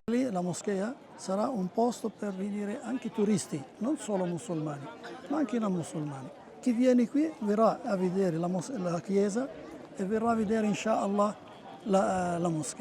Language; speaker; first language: Italian; non-native, fluent; Arabic